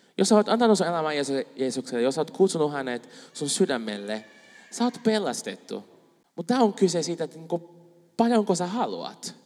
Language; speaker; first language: Finnish; non-native, fluent; Spanish